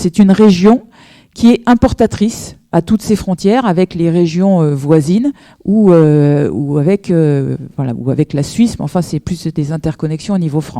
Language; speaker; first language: French; native; French